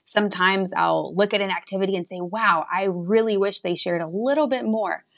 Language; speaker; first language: English; native; English